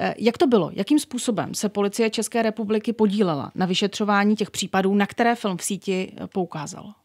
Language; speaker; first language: Czech; native; Czech